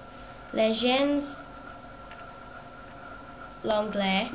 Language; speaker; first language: French; non-native, learner; English